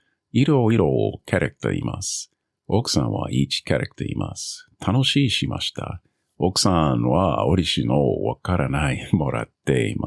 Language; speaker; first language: Japanese; non-native, learner; English